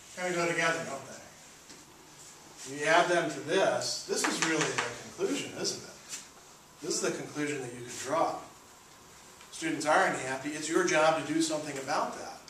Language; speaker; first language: English; native; English